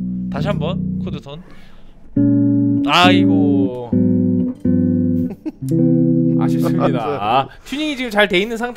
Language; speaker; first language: Korean; native; Korean